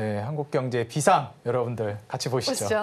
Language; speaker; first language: Korean; native; Korean